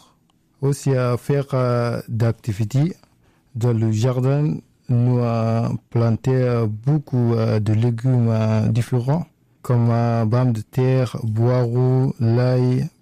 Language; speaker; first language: French; non-native, learner; Arabic